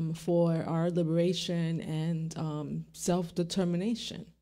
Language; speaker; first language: English; early bilingual, other home language; Spanish